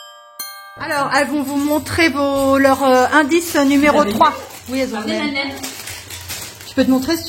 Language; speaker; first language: French; native; French